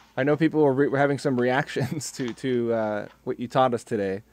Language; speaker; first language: English; early bilingual, other home language; Spanish